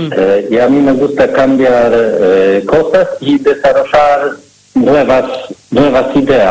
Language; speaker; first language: Spanish; non-native, learner; Polish